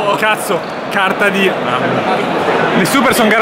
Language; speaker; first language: Italian; native; Italian